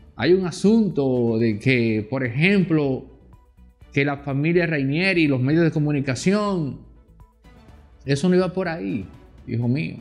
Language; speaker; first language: Spanish; native; Spanish